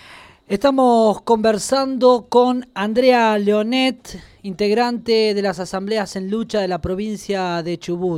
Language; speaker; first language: Spanish; native; Spanish